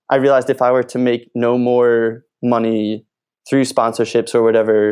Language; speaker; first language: English; native; English